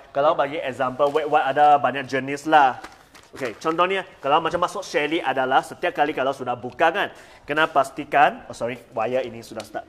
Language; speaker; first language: Malay; non-native, local second language; Chinese